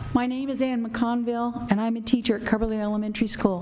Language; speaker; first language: English; native; English